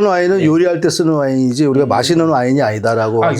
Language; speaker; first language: Korean; native; Korean